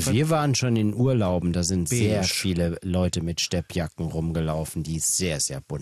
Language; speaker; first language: German; native; German